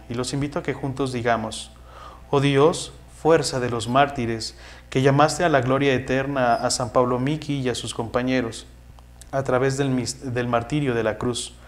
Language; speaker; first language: Spanish; native; Spanish